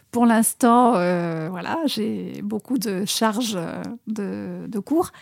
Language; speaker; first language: French; non-native, fluent; Spanish